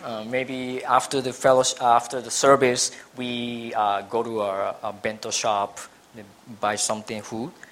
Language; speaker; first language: English; non-native, fluent; Japanese